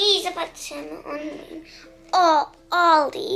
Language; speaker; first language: Polish; early bilingual, heritage; Polish